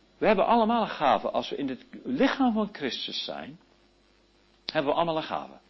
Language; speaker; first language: Dutch; early bilingual, heritage; Dutch